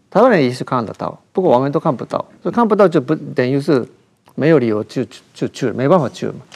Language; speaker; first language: Chinese; non-native, fluent; Japanese